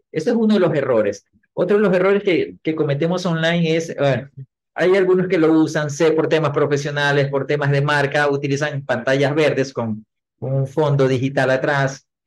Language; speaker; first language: Spanish; native; Spanish